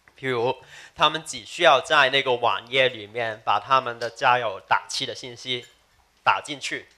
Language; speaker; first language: Chinese; non-native, local second language; Cantonese